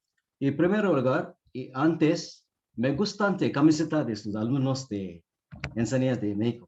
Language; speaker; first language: Spanish; non-native, learner; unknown